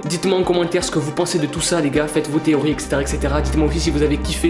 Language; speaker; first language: French; native; French